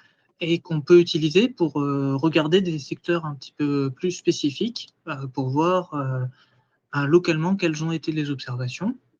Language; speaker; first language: French; native; French